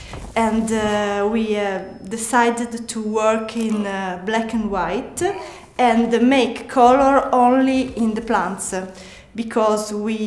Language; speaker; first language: English; non-native, learner; Italian